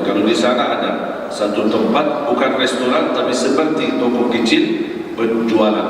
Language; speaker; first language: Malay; non-native, fluent; Arabic